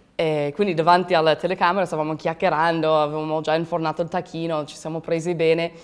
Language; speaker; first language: Italian; non-native, fluent; English